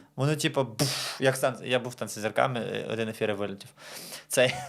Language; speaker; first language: Ukrainian; non-native, fluent; Romanian